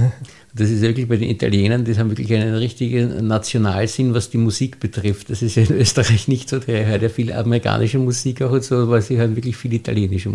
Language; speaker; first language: German; native; German